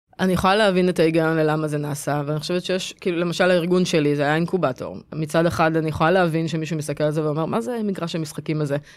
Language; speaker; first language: Hebrew; native; Hebrew